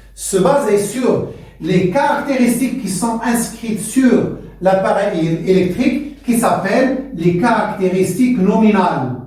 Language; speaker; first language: French; non-native, local second language; Arabic